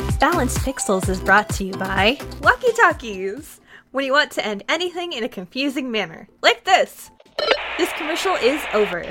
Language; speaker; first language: English; native; English